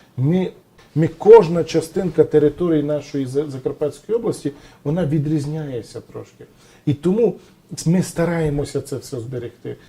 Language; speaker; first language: Ukrainian; non-native, local second language; Romany